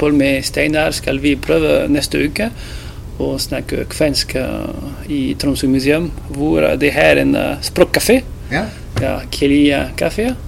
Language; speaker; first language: Norwegian; non-native, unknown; French